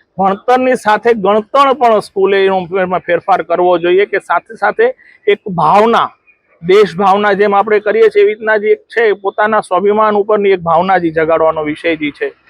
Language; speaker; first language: Gujarati; non-native, local second language; Sindhi